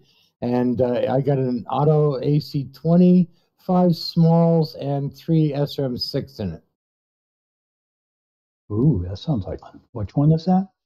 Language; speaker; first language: English; native; English